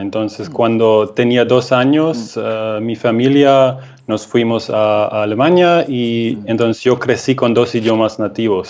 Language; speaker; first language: Spanish; non-native, fluent; German